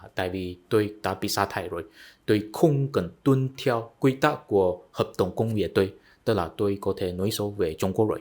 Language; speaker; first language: Vietnamese; non-native, fluent; Chinese